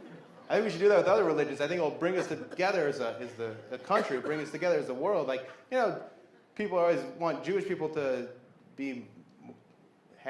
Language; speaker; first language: English; native; English